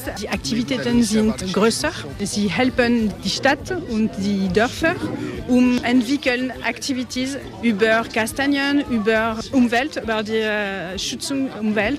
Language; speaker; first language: German; non-native, learner; French